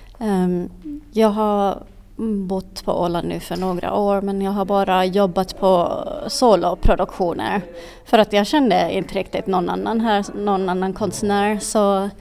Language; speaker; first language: Swedish; non-native, fluent; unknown